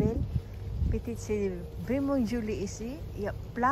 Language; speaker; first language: French; non-native, learner; Filipino